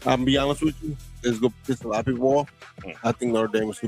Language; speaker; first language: English; native; English